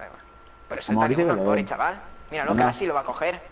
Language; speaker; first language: Spanish; native; Spanish